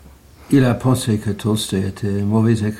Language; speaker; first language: French; non-native, learner; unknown